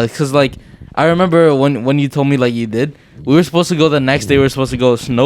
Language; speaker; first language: English; native; English